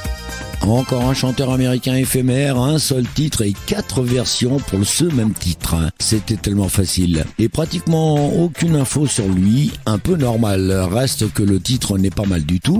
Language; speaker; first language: French; native; French